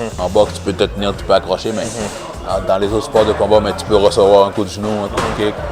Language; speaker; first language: French; early bilingual, other home language; Haitian Creole